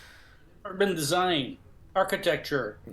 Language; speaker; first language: English; native; English